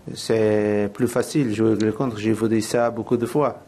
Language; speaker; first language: French; non-native, learner; Portuguese